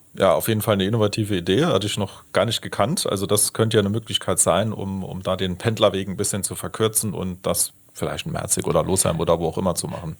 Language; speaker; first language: German; native; German